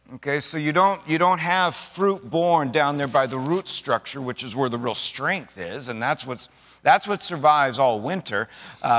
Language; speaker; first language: English; native; English